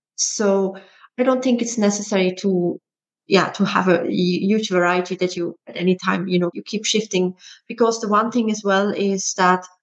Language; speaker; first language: English; non-native, fluent; German